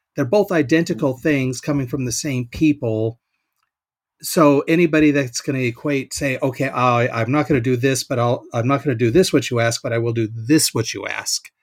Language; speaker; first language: English; native; English